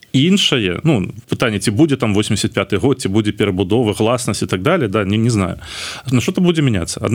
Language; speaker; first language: Belarusian; non-native, local second language; Russian